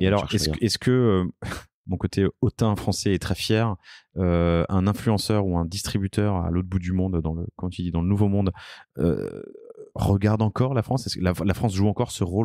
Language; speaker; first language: French; native; French